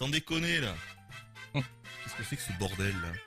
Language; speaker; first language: French; native; French